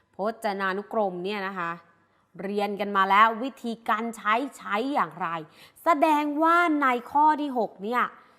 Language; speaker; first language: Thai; native; Thai